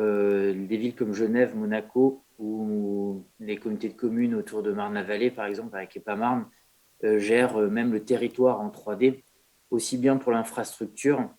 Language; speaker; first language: French; native; French